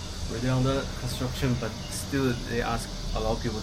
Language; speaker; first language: English; non-native, learner; Chinese